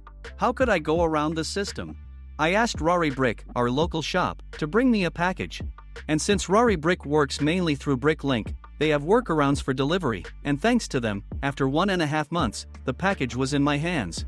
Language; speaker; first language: English; non-native, fluent; Russian